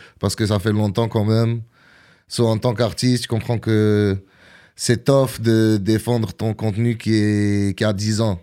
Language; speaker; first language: French; early bilingual, other home language; Arabic